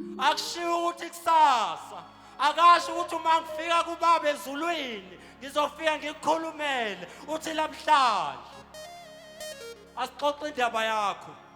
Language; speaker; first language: Zulu; native; Zulu